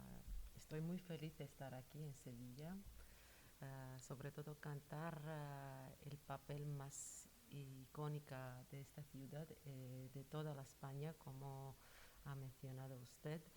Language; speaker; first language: Spanish; non-native, fluent; Georgian